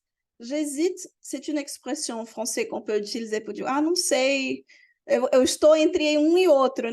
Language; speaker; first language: French; non-native, fluent; Portuguese